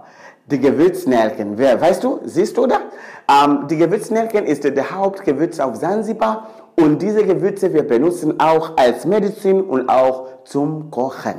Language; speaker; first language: German; non-native, fluent; Swahili